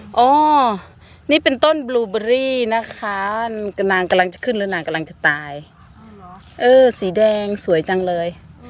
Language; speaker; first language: Thai; native; Thai